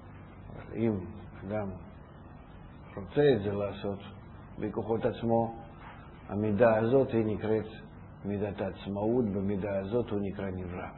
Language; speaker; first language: Hebrew; non-native, fluent; Russian